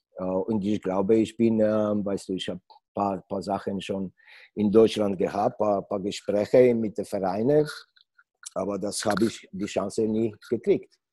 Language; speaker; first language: German; non-native, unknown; Polish